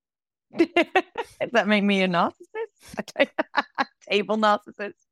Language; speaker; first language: English; native; English